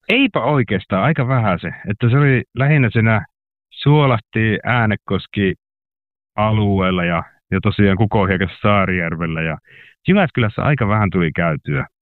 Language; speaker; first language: Finnish; native; Finnish